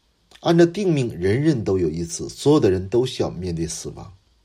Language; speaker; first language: Chinese; non-native, fluent; Korean